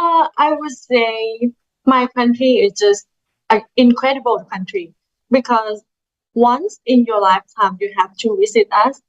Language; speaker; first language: English; non-native, learner; Thai